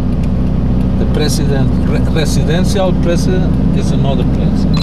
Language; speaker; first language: English; non-native, learner; Spanish